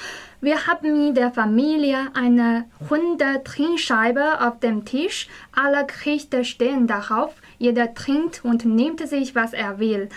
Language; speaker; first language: German; non-native, learner; Chinese